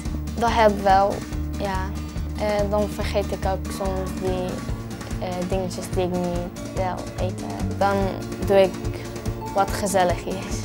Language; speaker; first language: Dutch; early bilingual, other home language; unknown